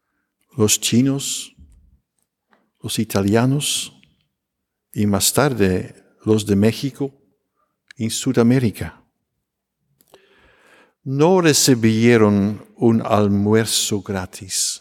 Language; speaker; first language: Spanish; non-native, fluent; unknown